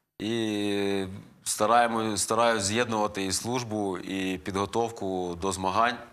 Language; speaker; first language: Ukrainian; native; Ukrainian